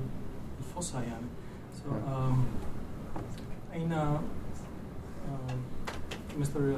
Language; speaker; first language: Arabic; non-native, learner; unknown